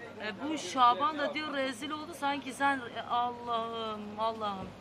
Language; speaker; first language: Turkish; native; Turkish